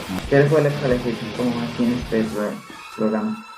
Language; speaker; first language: Spanish; native; Spanish